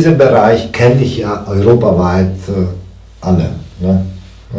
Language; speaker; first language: German; non-native, fluent; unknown